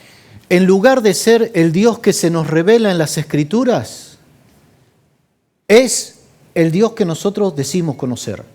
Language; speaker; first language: Spanish; native; Spanish